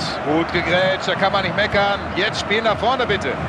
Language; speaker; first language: German; native; German